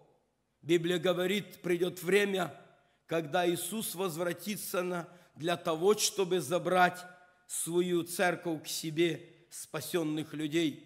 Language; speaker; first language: Russian; non-native, local second language; Ukrainian